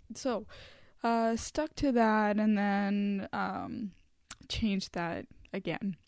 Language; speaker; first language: English; non-native, local second language; Hindi